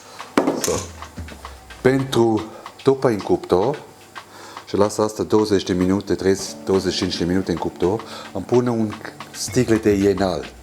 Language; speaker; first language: Romanian; non-native, learner; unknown